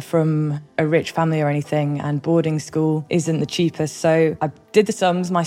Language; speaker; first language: English; native; English